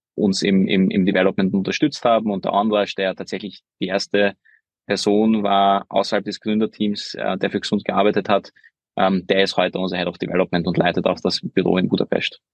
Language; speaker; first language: German; early bilingual, other home language; Hungarian